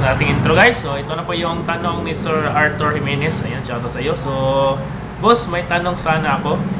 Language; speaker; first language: Filipino; native; Filipino